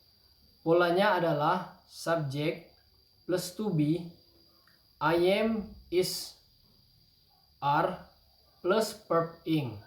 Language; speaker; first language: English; non-native, learner; Indonesian